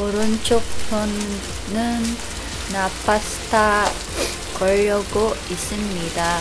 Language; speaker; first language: Korean; non-native, learner; Cebuano